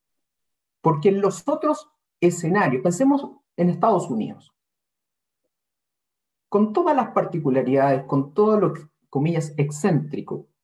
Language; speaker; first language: Spanish; native; Spanish